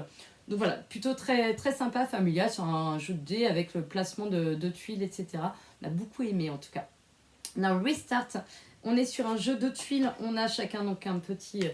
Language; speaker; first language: French; native; French